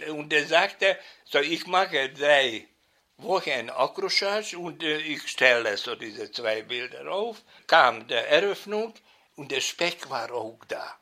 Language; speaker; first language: German; non-native, fluent; Hungarian